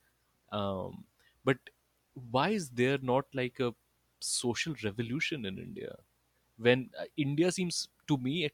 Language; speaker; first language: English; non-native, local second language; Bangla